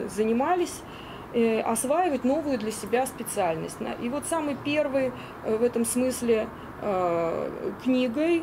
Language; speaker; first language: Russian; native; Russian